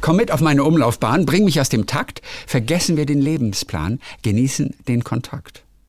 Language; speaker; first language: German; native; German